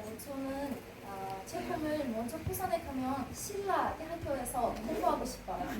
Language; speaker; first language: Korean; non-native, learner; Uzbek